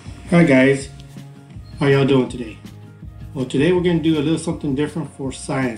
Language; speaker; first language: English; early bilingual, other home language; Spanish